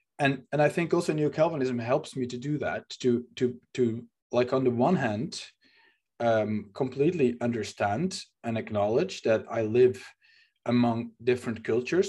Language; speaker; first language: English; non-native, fluent; Dutch